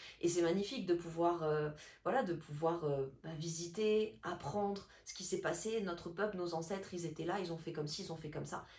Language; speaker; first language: French; native; French